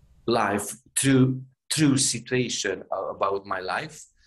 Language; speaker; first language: English; non-native, learner; Hungarian